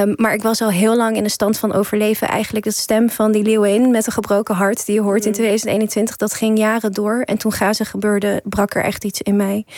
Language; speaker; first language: Dutch; early bilingual, other home language; Persian